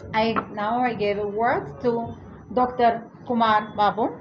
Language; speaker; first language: English; non-native, fluent; Russian